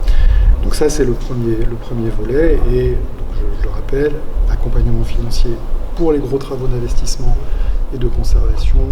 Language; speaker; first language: French; native; French